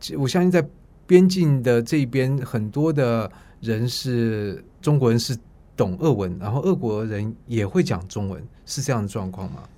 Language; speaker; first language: Chinese; native; Chinese